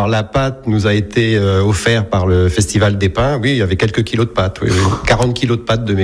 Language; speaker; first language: French; native; French